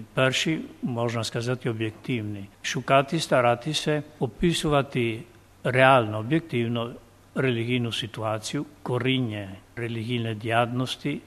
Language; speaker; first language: Ukrainian; non-native, fluent; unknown